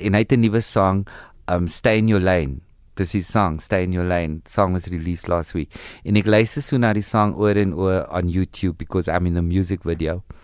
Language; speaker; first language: English; early bilingual, other home language; Afrikaans